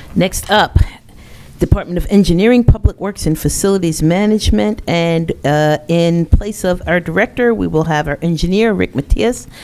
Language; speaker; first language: English; native; English